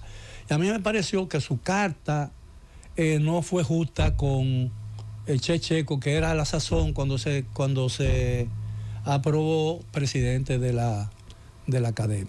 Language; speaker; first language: Spanish; native; Spanish